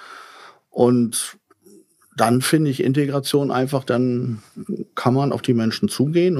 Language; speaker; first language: German; native; German